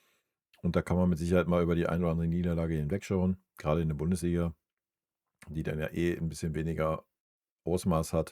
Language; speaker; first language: German; native; German